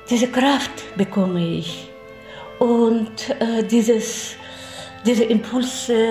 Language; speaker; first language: German; non-native, fluent; Russian